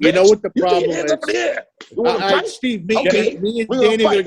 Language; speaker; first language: English; native; English